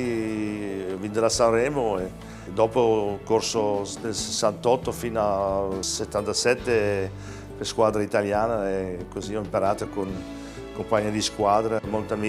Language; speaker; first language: Italian; non-native, fluent; Dutch